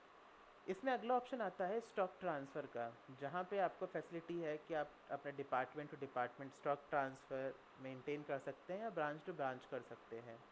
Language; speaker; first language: Hindi; native; Hindi